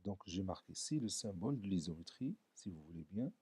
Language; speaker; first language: French; non-native, local second language; Arabic